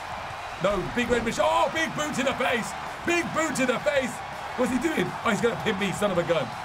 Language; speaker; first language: English; native; English